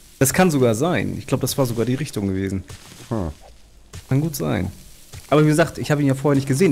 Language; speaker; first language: German; native; German